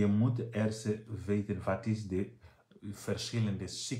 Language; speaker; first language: Dutch; non-native, fluent; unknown